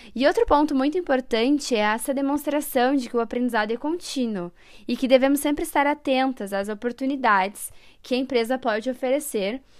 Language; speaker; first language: Portuguese; native; Portuguese